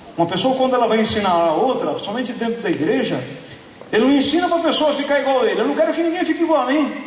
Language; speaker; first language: Portuguese; native; Portuguese